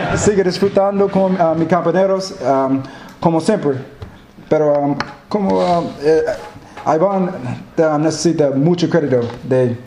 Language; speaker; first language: Spanish; non-native, learner; English